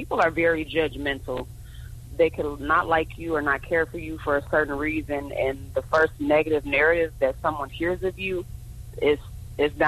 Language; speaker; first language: English; native; English